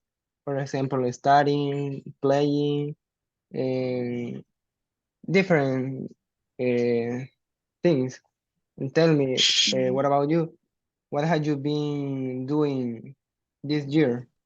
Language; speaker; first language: English; non-native, learner; Spanish